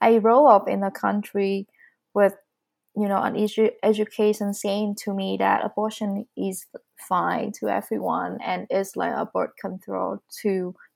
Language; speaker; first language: English; non-native, fluent; Vietnamese